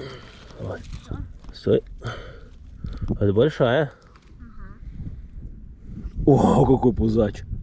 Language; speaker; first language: Russian; native; Russian